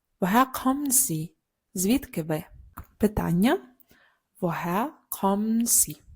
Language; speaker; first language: German; non-native, learner; Ukrainian